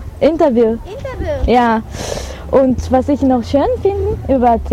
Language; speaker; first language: German; non-native, learner; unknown